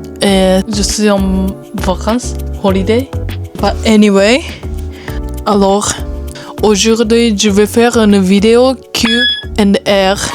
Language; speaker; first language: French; non-native, learner; Japanese